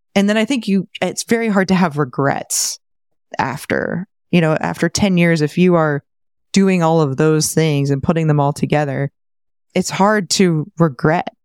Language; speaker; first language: English; native; English